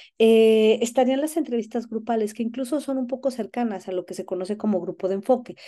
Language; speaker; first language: Spanish; native; Spanish